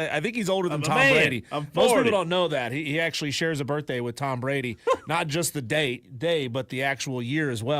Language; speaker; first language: English; native; English